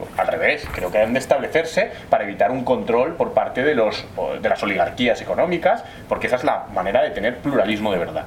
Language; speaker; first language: Spanish; native; Spanish